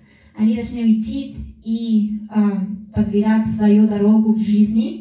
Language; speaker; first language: Russian; non-native, learner; Spanish